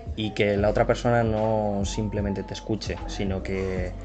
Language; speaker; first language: Spanish; native; Spanish